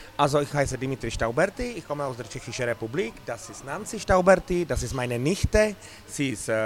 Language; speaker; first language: German; non-native, fluent; Czech